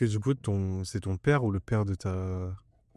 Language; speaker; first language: French; native; French